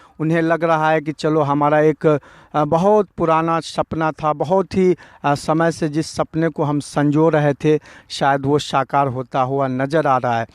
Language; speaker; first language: Hindi; native; Hindi